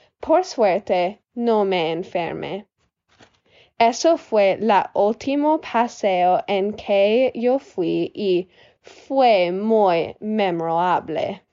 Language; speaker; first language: Spanish; non-native, learner; English